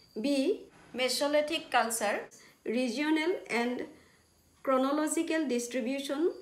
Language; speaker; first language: English; non-native, local second language; Assamese